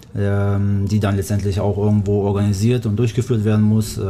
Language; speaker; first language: German; early bilingual, other home language; Albanian